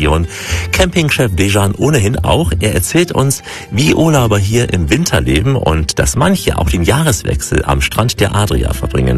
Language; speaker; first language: German; native; German